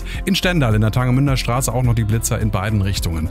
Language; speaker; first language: German; native; German